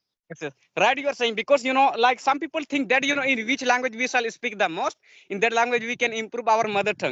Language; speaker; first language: English; non-native, learner; Santali